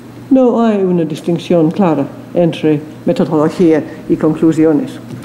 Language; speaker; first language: Spanish; non-native, learner; English